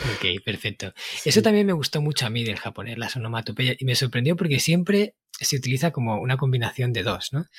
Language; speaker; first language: Spanish; native; Spanish